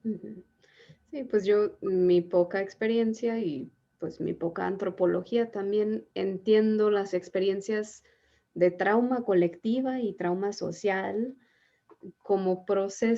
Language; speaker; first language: Spanish; native; Spanish